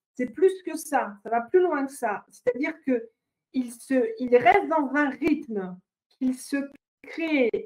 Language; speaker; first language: French; native; French